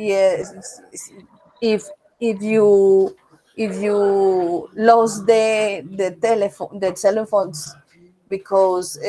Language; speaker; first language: English; non-native, learner; Spanish